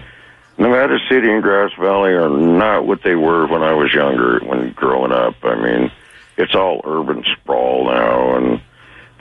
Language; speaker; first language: English; native; English